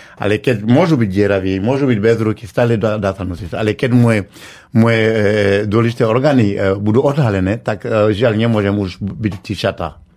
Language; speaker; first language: Slovak; non-native, fluent; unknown